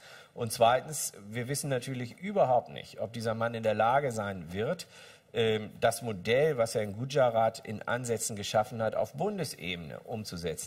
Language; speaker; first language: German; native; German